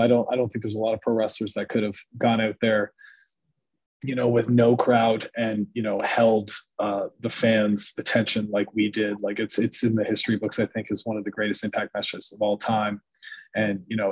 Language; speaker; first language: English; native; English